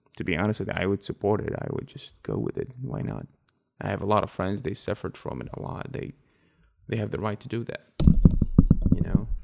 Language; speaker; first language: English; non-native, fluent; Arabic